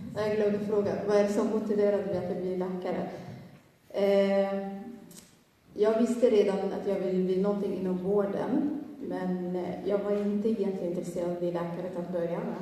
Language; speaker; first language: Swedish; early bilingual, other home language; Somali